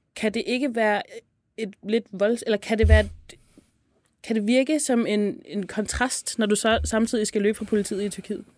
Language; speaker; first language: Danish; native; Danish